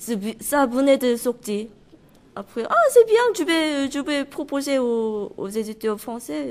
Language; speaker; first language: French; non-native, learner; Korean